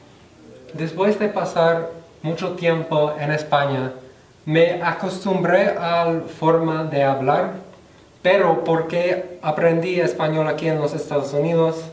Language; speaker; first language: Spanish; non-native, fluent; English